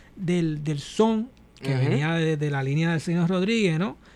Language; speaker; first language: Spanish; native; Spanish